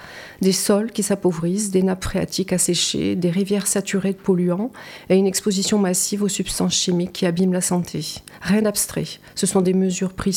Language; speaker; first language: French; native; French